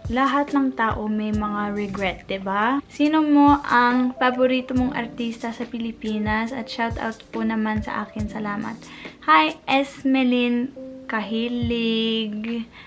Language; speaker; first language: Filipino; non-native, fluent; English